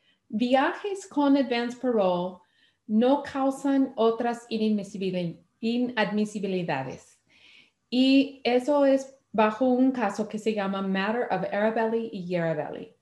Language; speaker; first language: Spanish; non-native, fluent; English